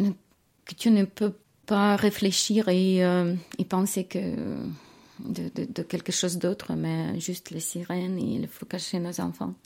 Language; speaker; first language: French; non-native, learner; Ukrainian